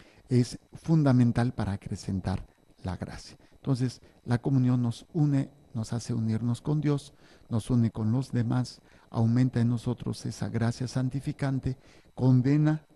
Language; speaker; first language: Spanish; native; Spanish